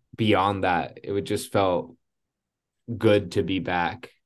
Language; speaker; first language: English; early bilingual, other home language; Spanish